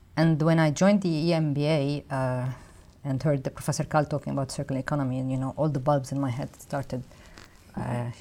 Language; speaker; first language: English; non-native, fluent; Arabic